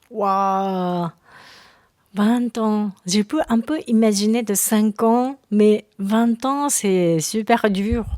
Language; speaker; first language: French; non-native, learner; Japanese